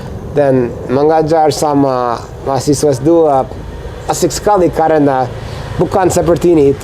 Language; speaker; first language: Indonesian; non-native, fluent; English